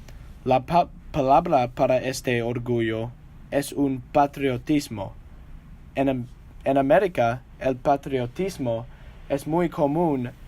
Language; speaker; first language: Spanish; non-native, learner; English